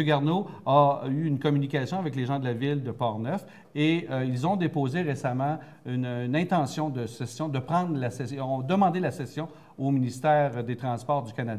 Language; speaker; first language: French; native; French